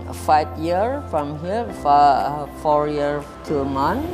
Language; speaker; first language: English; non-native, learner; Thai